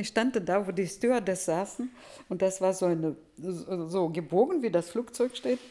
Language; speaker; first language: German; early bilingual, heritage; Russian